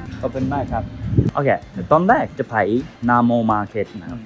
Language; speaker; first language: Thai; non-native, learner; Japanese